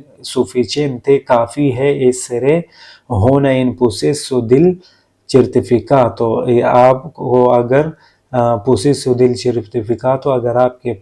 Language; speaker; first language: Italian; non-native, learner; Urdu